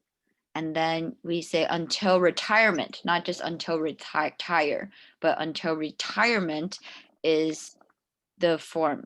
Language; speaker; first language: English; non-native, fluent; Chinese